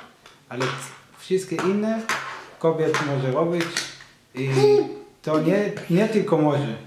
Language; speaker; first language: Polish; non-native, learner; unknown